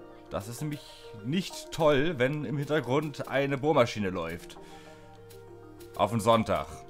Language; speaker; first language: German; native; German